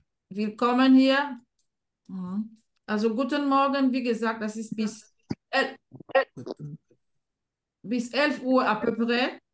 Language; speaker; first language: German; non-native, fluent; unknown